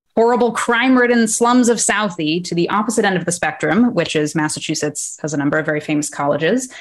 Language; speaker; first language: English; native; English